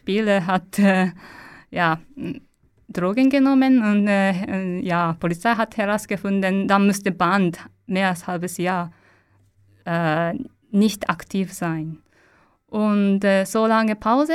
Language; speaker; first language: German; non-native, learner; Japanese